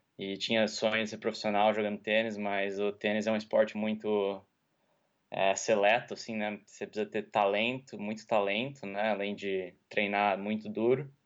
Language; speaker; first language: Portuguese; native; Portuguese